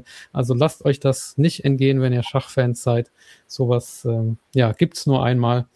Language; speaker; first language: German; native; German